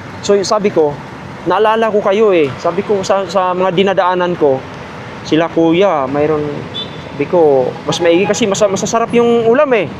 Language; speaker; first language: Filipino; non-native, local second language; Cebuano